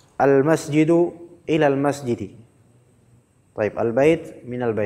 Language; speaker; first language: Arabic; non-native, fluent; Indonesian